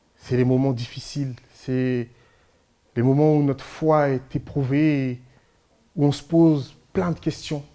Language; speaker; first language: French; early bilingual, other home language; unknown